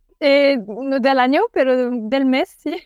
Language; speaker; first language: Spanish; non-native, learner; French